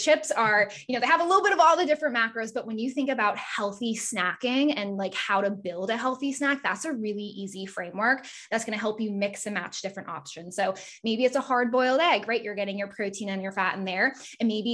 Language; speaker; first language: English; native; English